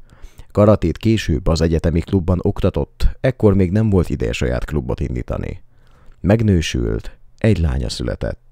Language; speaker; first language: Hungarian; native; Hungarian